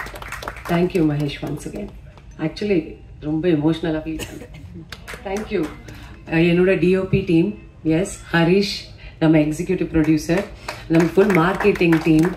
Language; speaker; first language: Tamil; non-native, fluent; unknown